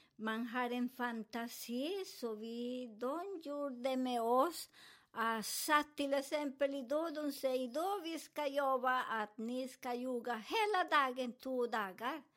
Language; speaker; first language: Swedish; non-native, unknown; Spanish